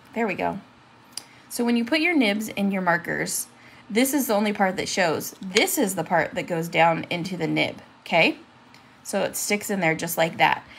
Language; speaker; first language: English; native; English